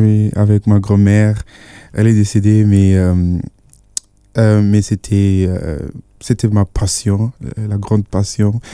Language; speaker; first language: French; non-native, fluent; Yoruba